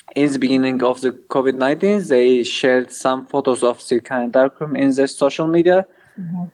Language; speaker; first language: English; non-native, learner; Arabic